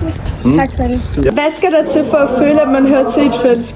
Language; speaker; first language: Danish; native; Danish